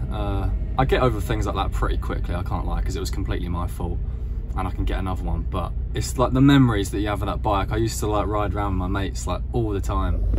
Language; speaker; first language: English; native; English